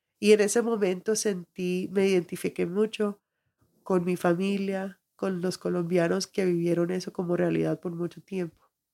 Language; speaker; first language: Spanish; early bilingual, heritage; Spanish